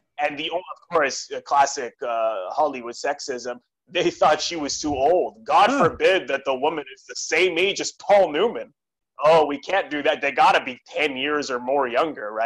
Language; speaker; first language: English; native; English